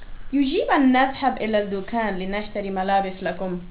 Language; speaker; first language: Arabic; non-native, learner; English